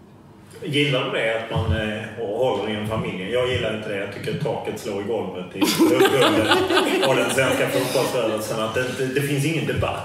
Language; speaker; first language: Swedish; native; Swedish